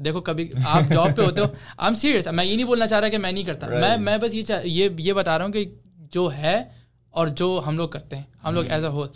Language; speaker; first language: Urdu; early bilingual, heritage; Urdu